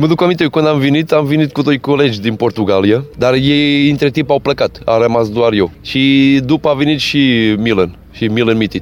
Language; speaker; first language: Romanian; non-native, fluent; Portuguese